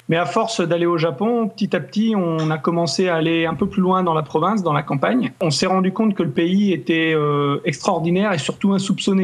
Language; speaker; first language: French; native; French